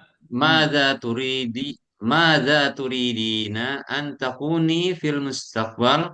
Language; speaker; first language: Arabic; non-native, learner; Indonesian